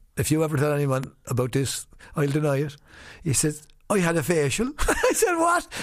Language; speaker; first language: English; native; English